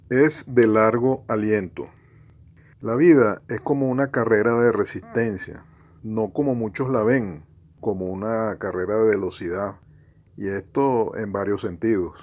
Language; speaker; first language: Spanish; native; Spanish